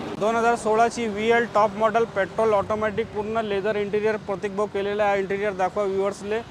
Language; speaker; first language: Marathi; non-native, local second language; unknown